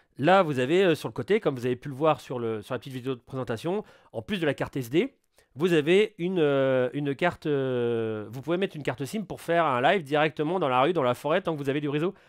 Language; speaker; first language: French; native; French